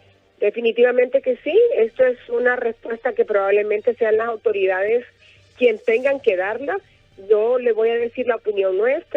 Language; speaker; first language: Spanish; native; Spanish